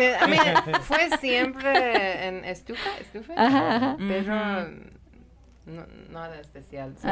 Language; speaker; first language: Spanish; non-native, learner; Persian